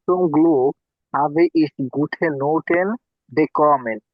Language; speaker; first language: German; non-native, learner; Bangla